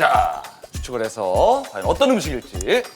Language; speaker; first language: Korean; native; Korean